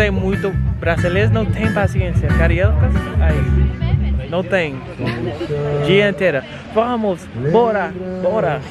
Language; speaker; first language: Portuguese; non-native, learner; English